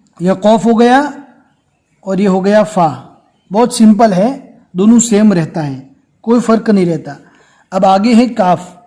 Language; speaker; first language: Hindi; native; Hindi